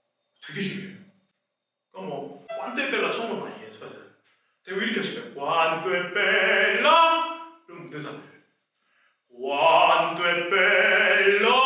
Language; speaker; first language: Korean; native; Korean